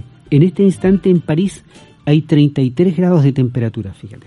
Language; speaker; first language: Spanish; native; Spanish